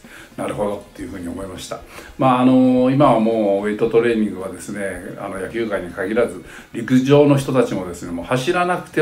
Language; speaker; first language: Japanese; native; Japanese